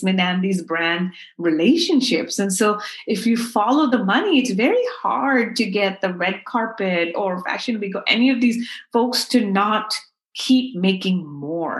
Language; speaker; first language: English; non-native, local second language; Urdu